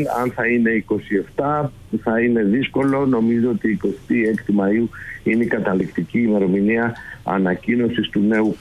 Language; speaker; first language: Greek; native; Greek